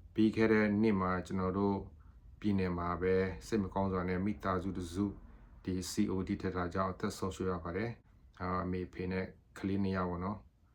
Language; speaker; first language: Burmese; non-native, local second language; S'gaw Karen